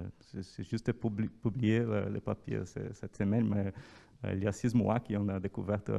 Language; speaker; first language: French; non-native, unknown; Portuguese